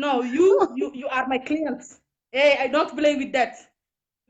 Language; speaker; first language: English; non-native, learner; Somali